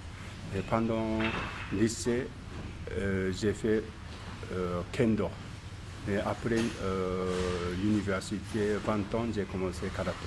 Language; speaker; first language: French; non-native, learner; Japanese